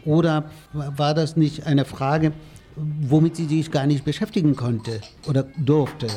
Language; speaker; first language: German; non-native, fluent; Arabic